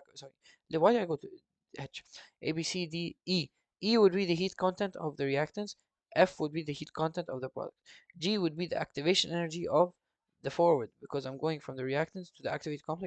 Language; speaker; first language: English; non-native, fluent; Arabic